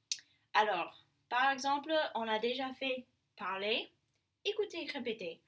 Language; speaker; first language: French; non-native, learner; English